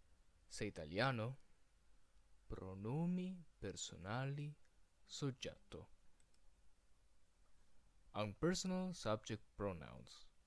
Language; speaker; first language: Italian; non-native, fluent; Filipino